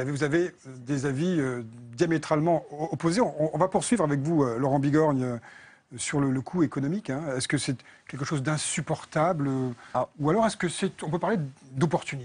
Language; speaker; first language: French; native; French